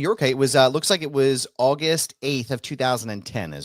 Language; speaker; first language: English; native; English